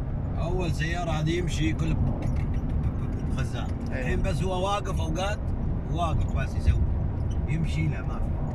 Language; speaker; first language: Arabic; non-native, learner; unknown